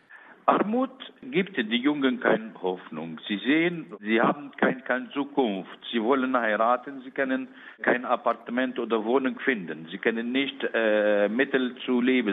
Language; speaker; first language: German; non-native, learner; Arabic